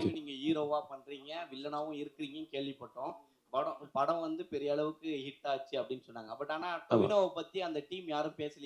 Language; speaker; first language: Tamil; native; Tamil